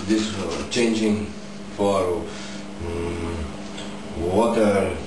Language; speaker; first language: English; non-native, learner; Polish